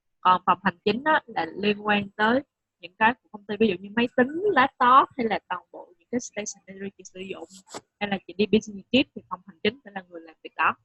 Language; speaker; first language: Vietnamese; native; Vietnamese